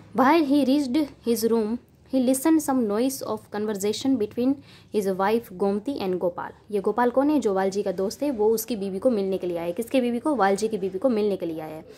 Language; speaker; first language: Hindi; non-native, local second language; Gujarati